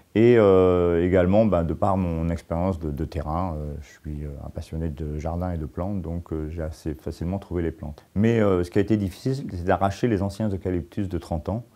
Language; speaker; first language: French; native; French